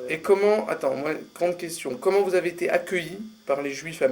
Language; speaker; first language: French; native; French